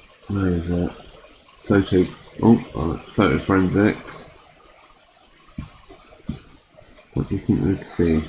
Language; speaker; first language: English; native; English